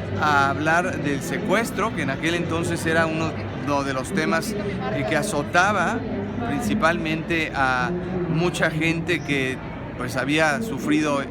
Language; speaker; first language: Spanish; native; Spanish